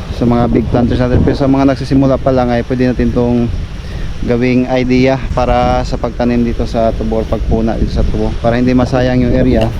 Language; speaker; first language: Filipino; non-native, local second language; Cebuano